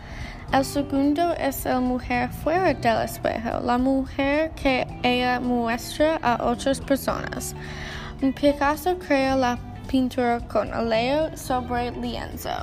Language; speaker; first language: Spanish; non-native, learner; English